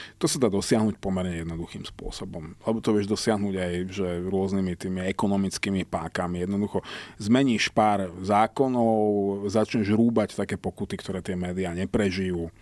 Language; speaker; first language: Slovak; non-native, local second language; Hungarian